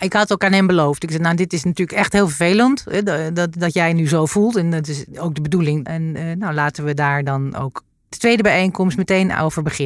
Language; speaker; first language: Dutch; native; Dutch